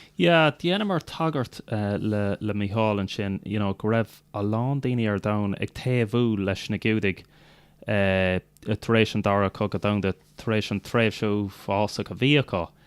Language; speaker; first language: Irish; non-native, local second language; English